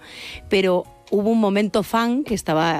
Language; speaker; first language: Spanish; native; Spanish